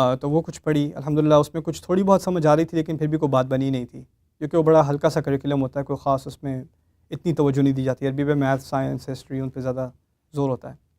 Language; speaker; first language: Urdu; early bilingual, heritage; Urdu